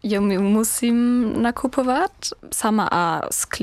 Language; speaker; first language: Czech; non-native, learner; German